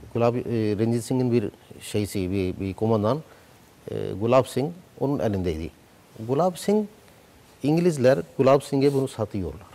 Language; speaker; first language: Turkish; non-native, fluent; Urdu